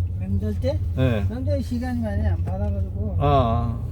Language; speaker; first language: Korean; non-native, learner; Nepali